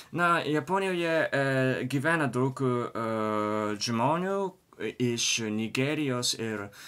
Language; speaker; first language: Lithuanian; non-native, learner; Japanese